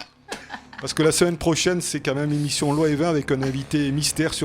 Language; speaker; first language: French; native; French